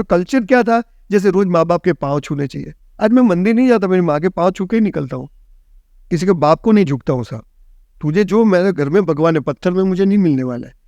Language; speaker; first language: Hindi; non-native, local second language; Gujarati